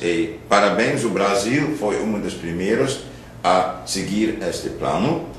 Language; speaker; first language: Portuguese; non-native, fluent; Dutch